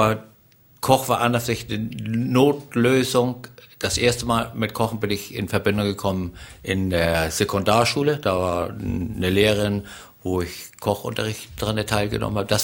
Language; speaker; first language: German; native; German